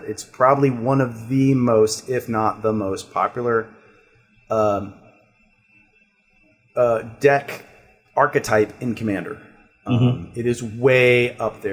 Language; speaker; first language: English; native; English